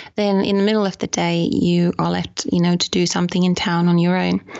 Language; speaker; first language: English; non-native, fluent; Finnish